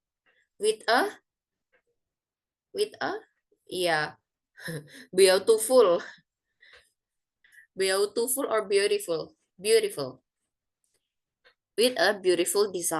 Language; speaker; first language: English; non-native, fluent; Indonesian